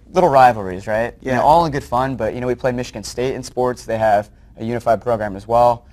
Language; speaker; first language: English; native; English